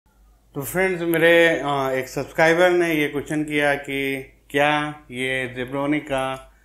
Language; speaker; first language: Hindi; native; Hindi